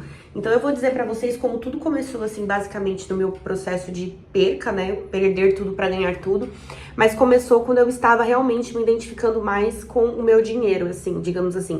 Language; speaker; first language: Portuguese; native; Portuguese